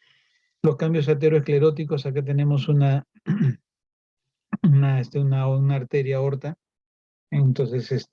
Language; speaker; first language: Spanish; native; Spanish